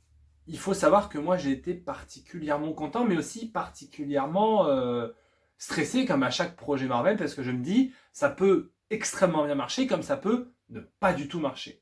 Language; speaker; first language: French; native; French